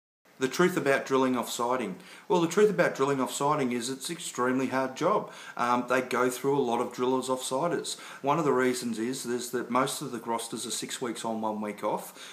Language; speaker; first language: English; native; English